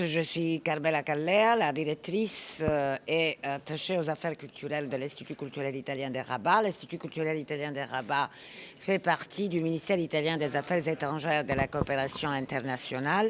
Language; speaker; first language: French; non-native, fluent; Italian